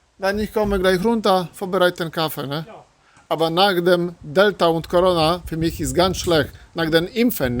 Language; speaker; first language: German; non-native, learner; Polish